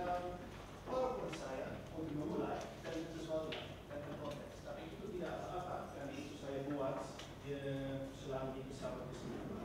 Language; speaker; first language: Indonesian; non-native, fluent; Dutch